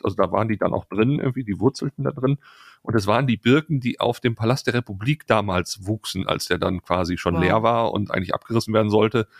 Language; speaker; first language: German; native; German